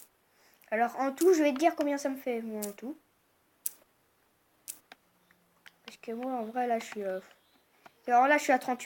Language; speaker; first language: French; native; French